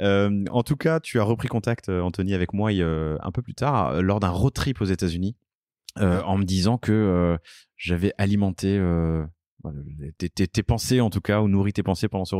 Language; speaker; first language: French; native; French